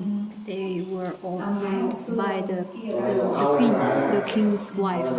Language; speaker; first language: English; non-native, fluent; Vietnamese